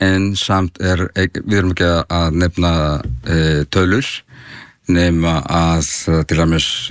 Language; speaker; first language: Icelandic; non-native, learner; Spanish